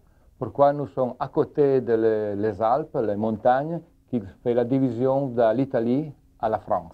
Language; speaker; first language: French; non-native, learner; Italian